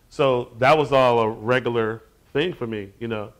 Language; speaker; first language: English; native; English